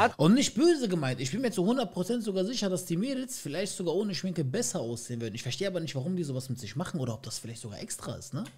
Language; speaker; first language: German; early bilingual, other home language; Turkish